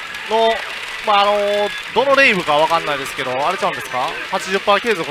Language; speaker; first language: Japanese; native; Japanese